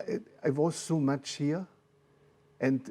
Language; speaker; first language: English; non-native, learner; German